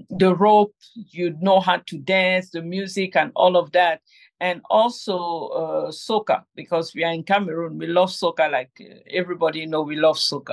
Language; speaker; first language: English; non-native, local second language; French